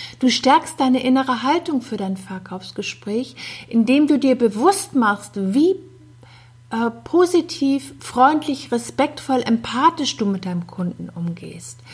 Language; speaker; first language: German; native; German